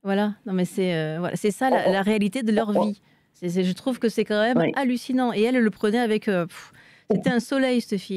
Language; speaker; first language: French; non-native, fluent; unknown